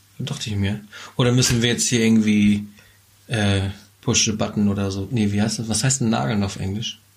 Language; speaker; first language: German; native; German